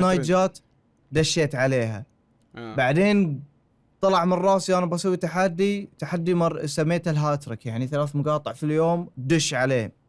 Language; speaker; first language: Arabic; native; Arabic